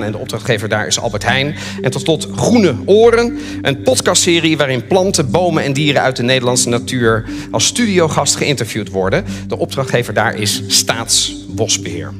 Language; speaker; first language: Dutch; native; Dutch